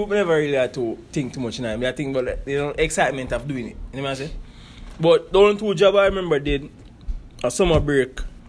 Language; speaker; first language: English; non-native, local second language; Jamaican Creole English